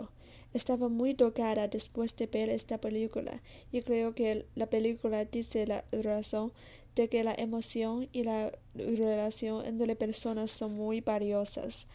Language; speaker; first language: Spanish; non-native, learner; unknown